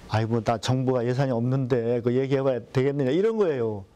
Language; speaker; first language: Korean; native; Korean